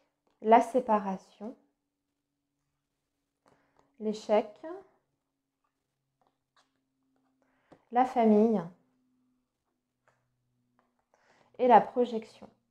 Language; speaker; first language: French; native; French